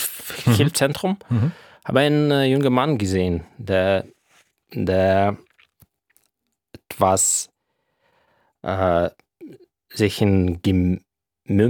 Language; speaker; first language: German; non-native, fluent; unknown